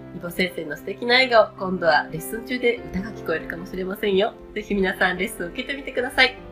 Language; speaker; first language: Japanese; native; Japanese